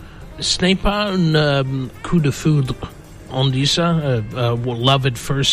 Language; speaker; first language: French; non-native, fluent; English